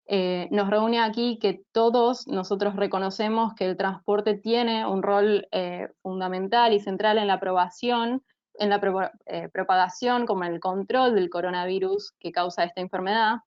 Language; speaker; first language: Spanish; native; Spanish